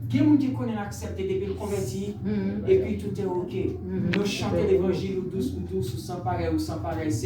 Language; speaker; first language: French; non-native, local second language; Haitian Creole